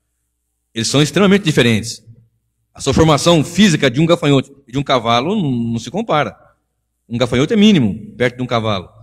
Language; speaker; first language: Portuguese; native; Portuguese